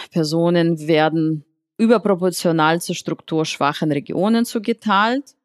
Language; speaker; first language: German; non-native, fluent; Russian